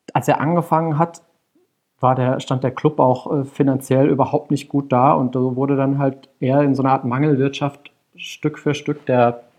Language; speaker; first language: German; native; German